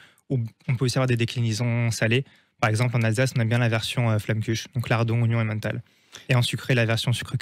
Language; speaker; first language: French; native; French